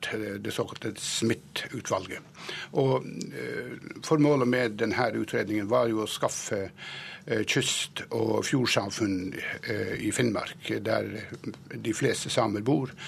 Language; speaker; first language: Norwegian; native; Norwegian